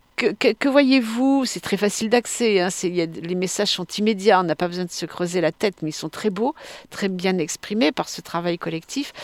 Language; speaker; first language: French; native; French